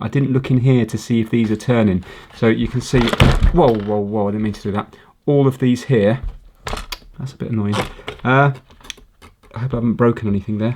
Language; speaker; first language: English; native; English